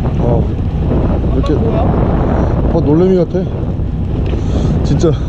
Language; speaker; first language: Korean; native; Korean